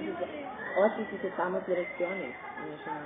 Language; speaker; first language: Spanish; non-native, learner; Cebuano